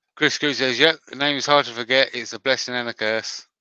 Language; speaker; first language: English; native; English